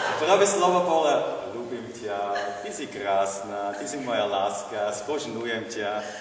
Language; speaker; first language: Slovak; non-native, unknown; German